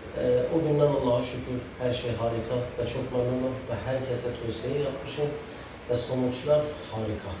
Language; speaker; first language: Turkish; non-native, fluent; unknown